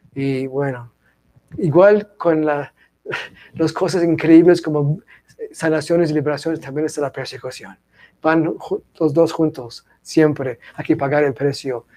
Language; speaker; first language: Spanish; non-native, fluent; English